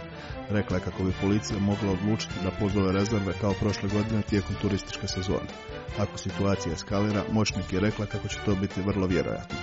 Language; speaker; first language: Croatian; native; Croatian